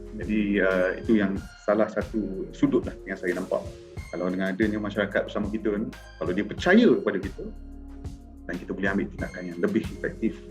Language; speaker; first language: Malay; native; Malay